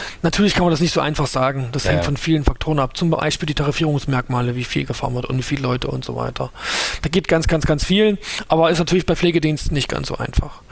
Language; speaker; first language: German; native; German